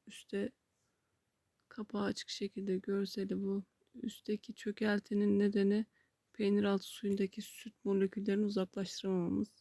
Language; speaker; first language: Turkish; native; Turkish